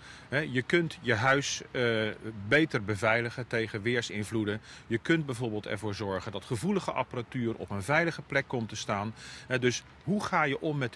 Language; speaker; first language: Dutch; native; Dutch